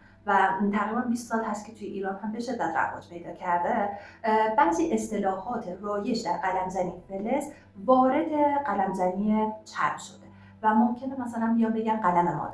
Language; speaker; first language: Persian; native; Persian